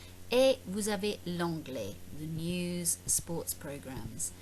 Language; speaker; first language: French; non-native, fluent; English